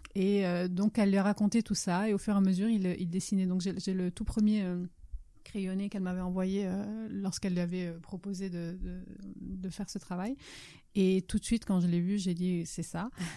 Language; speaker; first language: French; early bilingual, other home language; Italian